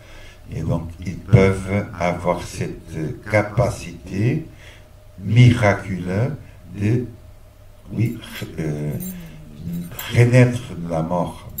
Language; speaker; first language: French; non-native, fluent; Portuguese